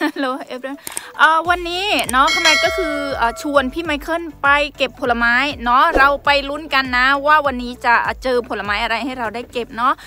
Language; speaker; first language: Thai; native; Thai